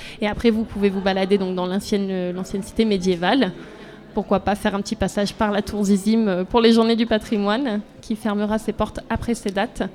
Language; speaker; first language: French; native; French